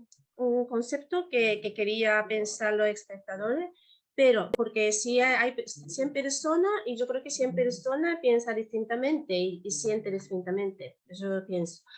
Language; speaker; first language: Spanish; non-native, learner; Japanese